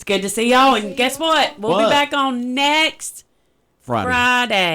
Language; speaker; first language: English; native; English